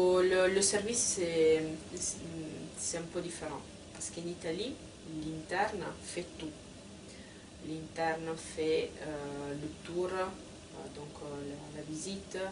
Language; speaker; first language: French; non-native, fluent; Italian